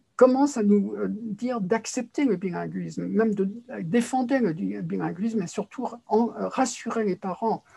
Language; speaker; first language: French; native; French